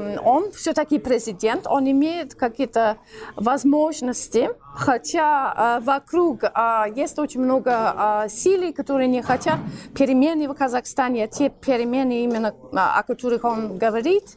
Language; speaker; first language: Russian; non-native, fluent; English